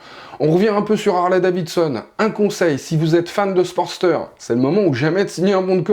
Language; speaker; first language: French; native; French